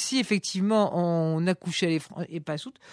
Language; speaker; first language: French; native; French